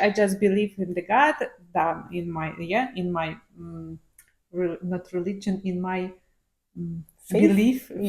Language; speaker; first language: English; non-native, learner; Ukrainian